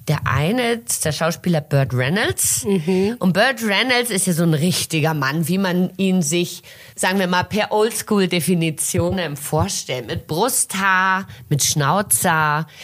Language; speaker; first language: German; early bilingual, heritage; German